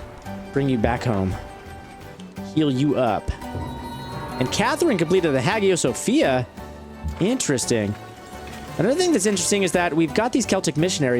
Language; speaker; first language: English; native; English